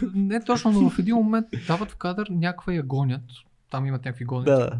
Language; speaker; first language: Bulgarian; native; Bulgarian